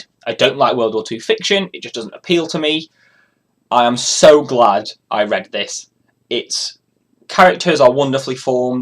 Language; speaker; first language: English; native; English